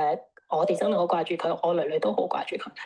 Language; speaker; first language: Cantonese; native; Cantonese